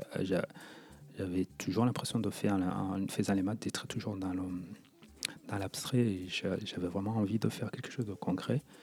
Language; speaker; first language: French; non-native, local second language; Kinyarwanda